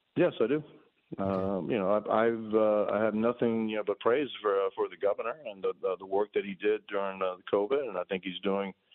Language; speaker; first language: English; early bilingual, other home language; Spanish